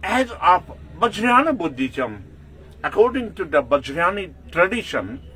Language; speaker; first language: English; non-native, local second language; Nepali